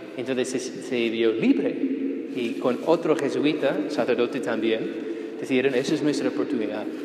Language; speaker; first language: Spanish; non-native, fluent; English